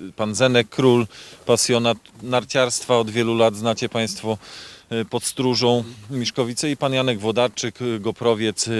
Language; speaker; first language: Polish; native; Polish